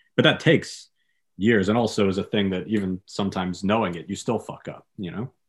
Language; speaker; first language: English; native; English